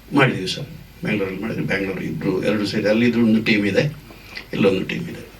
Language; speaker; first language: Kannada; non-native, local second language; Tulu